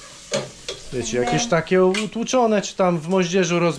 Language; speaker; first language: Polish; native; Polish